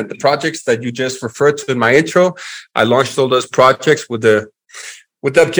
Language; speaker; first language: English; non-native, fluent; Danish